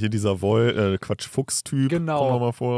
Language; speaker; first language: German; native; German